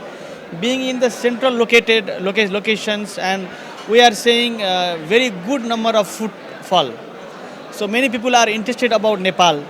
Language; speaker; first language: English; non-native, fluent; Nepali